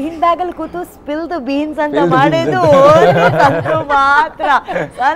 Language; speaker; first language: Kannada; native; Kannada